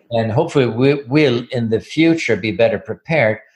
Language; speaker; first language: English; non-native, fluent; Swedish